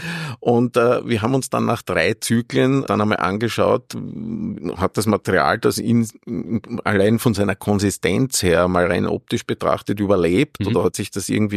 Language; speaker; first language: German; native; German